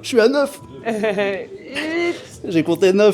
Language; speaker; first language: French; native; French